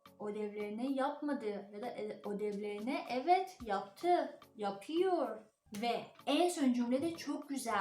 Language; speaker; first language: Turkish; non-native, learner; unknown